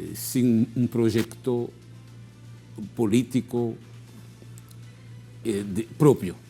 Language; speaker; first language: Spanish; non-native, fluent; Haitian Creole